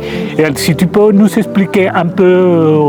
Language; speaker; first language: French; non-native, fluent; Spanish